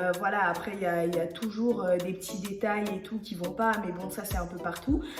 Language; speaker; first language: French; early bilingual, other home language; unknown